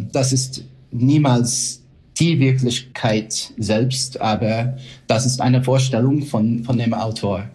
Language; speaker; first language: German; non-native, fluent; English